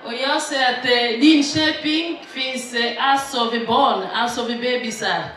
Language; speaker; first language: Swedish; non-native, fluent; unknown